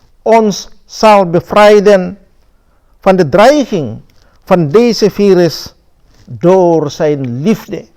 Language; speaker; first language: Dutch; non-native, fluent; Indonesian